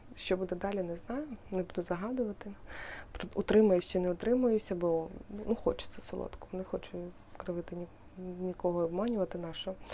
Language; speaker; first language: Ukrainian; non-native, local second language; Russian